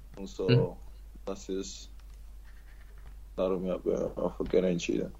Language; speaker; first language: German; non-native, learner; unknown